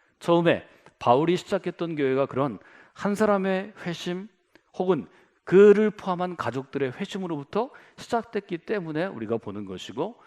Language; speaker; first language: Korean; native; Korean